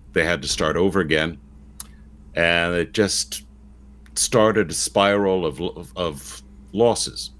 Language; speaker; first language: English; native; English